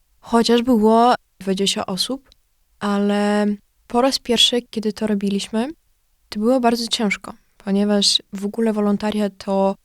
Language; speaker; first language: Polish; non-native, learner; Ukrainian